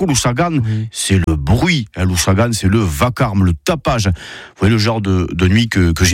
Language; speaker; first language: French; native; French